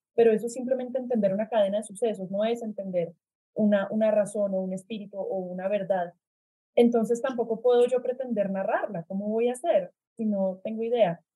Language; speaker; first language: Spanish; native; Spanish